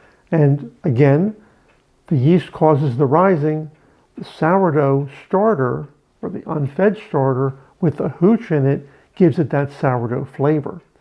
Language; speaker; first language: English; native; English